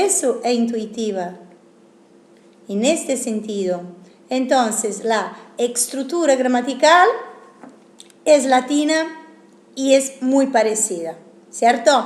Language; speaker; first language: Spanish; non-native, fluent; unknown